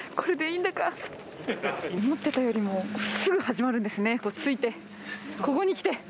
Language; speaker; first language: Japanese; native; Japanese